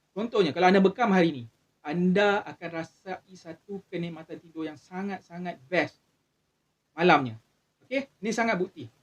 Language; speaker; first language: Malay; native; Malay